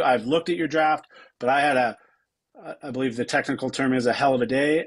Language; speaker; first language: English; native; English